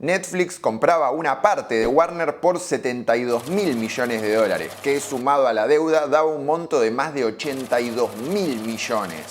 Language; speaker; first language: Spanish; native; Spanish